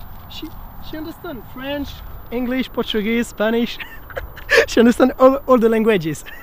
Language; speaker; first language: English; non-native, learner; French